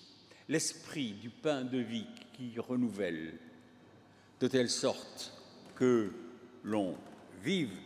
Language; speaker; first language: French; native; French